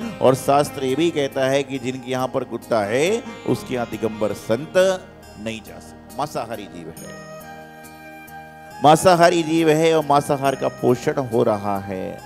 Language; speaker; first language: Hindi; native; Hindi